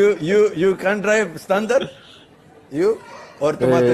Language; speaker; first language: English; non-native, learner; Arabic